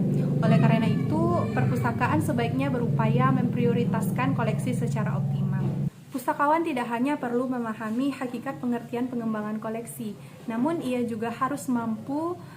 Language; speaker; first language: Indonesian; native; Indonesian